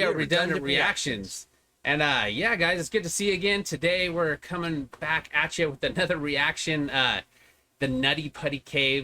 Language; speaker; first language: English; native; English